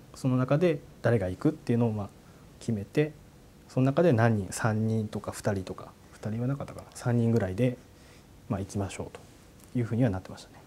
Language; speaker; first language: Japanese; native; Japanese